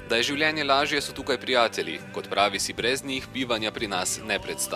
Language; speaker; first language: Slovenian; native; Slovenian